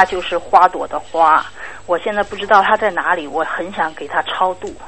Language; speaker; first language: Chinese; native; Chinese